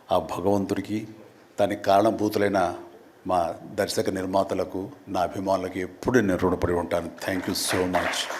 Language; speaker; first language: Telugu; native; Telugu